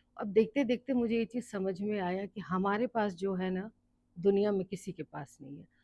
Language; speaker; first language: Hindi; native; Hindi